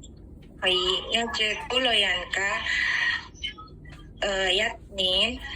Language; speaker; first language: Cantonese; non-native, learner; Indonesian